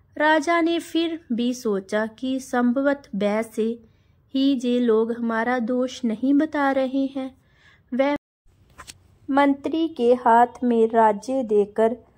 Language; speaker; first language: Hindi; non-native, local second language; Punjabi